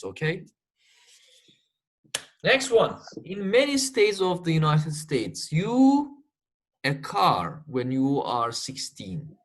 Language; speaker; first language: English; non-native, fluent; Turkish